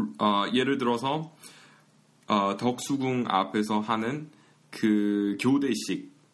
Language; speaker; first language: Korean; non-native, fluent; English